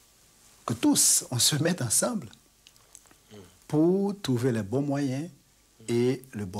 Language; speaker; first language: French; non-native, local second language; Haitian Creole